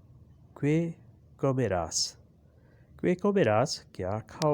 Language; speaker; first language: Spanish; non-native, learner; Urdu